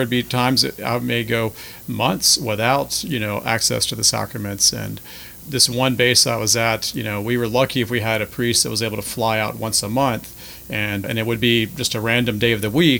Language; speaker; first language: English; native; English